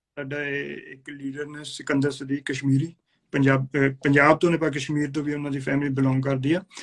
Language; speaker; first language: Punjabi; early bilingual, heritage; Punjabi